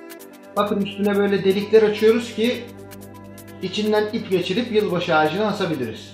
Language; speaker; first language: Turkish; native; Turkish